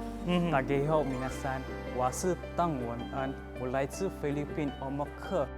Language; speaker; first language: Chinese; non-native, learner; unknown